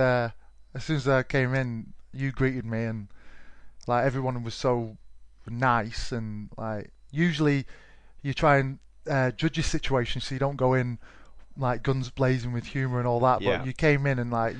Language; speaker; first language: English; native; English